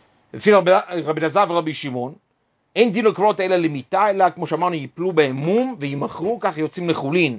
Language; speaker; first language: Hebrew; native; Hebrew